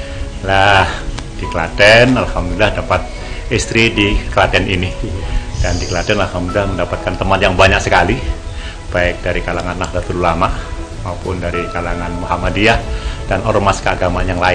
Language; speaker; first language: Indonesian; non-native, local second language; Javanese